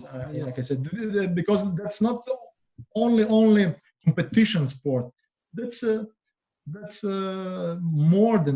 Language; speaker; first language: English; non-native, learner; Croatian